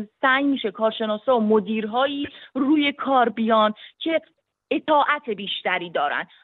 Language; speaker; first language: Persian; native; Persian